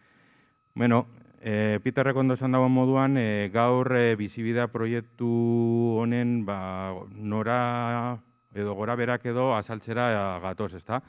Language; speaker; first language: Basque; native; Basque